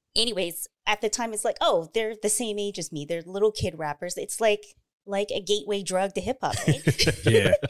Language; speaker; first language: English; native; English